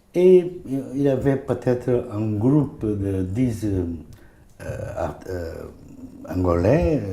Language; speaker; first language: French; non-native, fluent; Portuguese